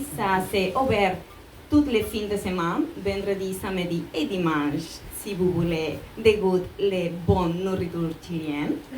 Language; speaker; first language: French; non-native, learner; Spanish